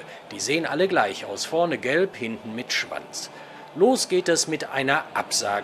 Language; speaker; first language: German; native; German